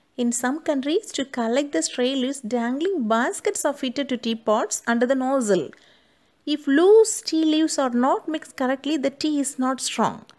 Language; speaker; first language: English; non-native, local second language; Tamil